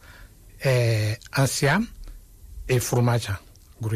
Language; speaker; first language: Catalan; non-native, fluent; Wolof